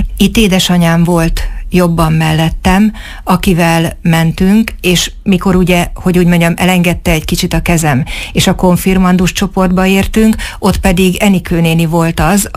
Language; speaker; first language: Hungarian; native; Hungarian